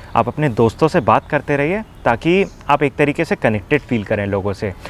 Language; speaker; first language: Hindi; native; Hindi